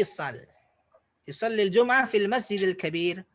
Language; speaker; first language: Arabic; non-native, fluent; Indonesian